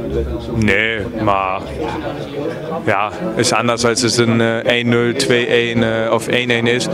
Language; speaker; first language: Dutch; non-native, fluent; German